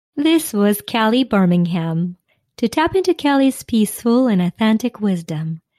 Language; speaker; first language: English; non-native, fluent; Ukrainian